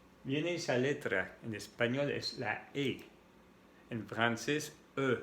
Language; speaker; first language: Spanish; non-native, fluent; French